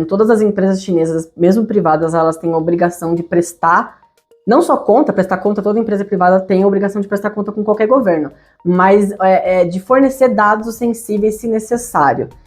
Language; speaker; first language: Portuguese; native; Portuguese